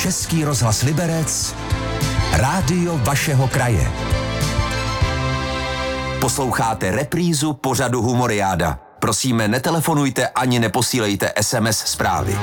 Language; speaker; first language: Czech; native; Czech